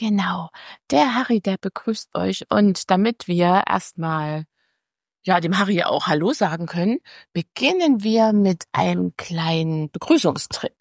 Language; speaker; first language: German; native; German